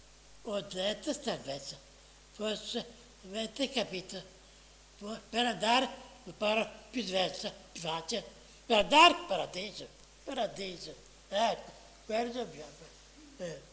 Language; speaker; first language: Italian; non-native, fluent; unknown